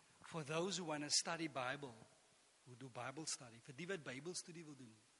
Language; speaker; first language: English; non-native, local second language; Afrikaans